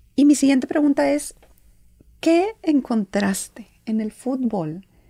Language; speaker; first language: Spanish; native; Spanish